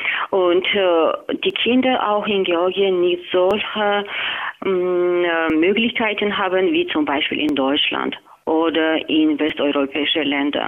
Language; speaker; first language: German; non-native, fluent; Georgian